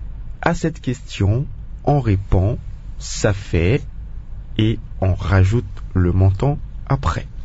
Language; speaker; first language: French; non-native, local second language; Kongo